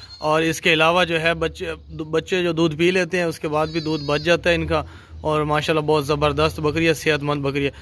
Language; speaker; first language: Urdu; non-native, local second language; Punjabi